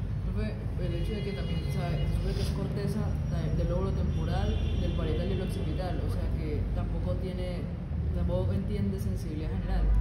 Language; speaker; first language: Spanish; native; Spanish